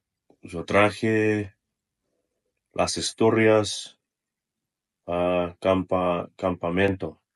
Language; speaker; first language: Spanish; non-native, learner; Russian